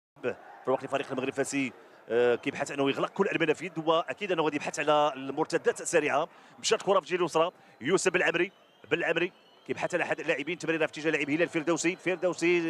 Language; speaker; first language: Arabic; native; Arabic